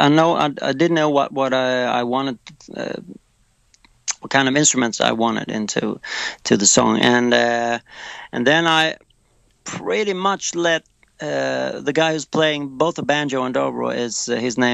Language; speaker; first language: English; non-native, fluent; Swedish